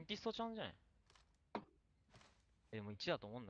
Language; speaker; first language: Japanese; native; Japanese